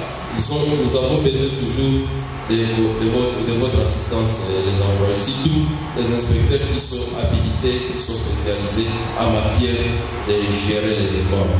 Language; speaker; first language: French; non-native, local second language; Swahili